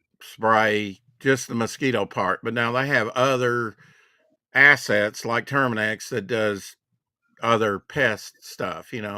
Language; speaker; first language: English; native; English